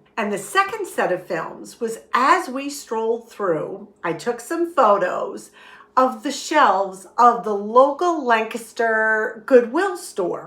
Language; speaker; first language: English; native; English